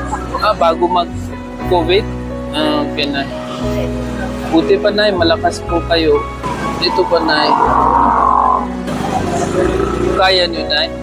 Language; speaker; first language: Filipino; non-native, learner; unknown